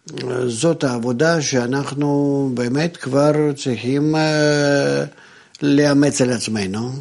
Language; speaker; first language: Hebrew; non-native, fluent; Russian